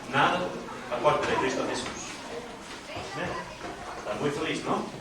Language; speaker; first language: Spanish; non-native, fluent; English